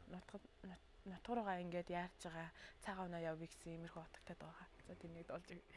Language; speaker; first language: Mongolian; non-native, local second language; Tuvinian